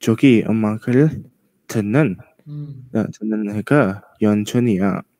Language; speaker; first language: Korean; non-native, learner; Indonesian